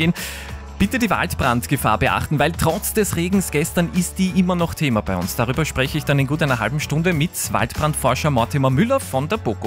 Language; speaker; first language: German; native; German